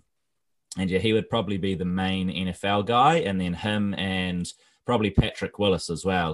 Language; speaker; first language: English; native; English